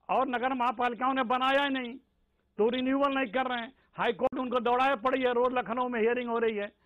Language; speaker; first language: Hindi; native; Hindi